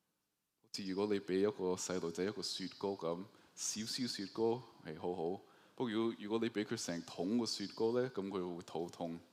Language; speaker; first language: Cantonese; early bilingual, heritage; Cantonese